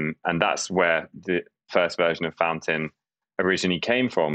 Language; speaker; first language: English; native; English